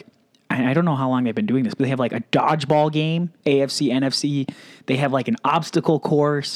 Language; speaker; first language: English; native; English